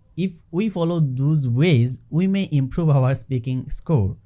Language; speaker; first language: English; non-native, local second language; Bangla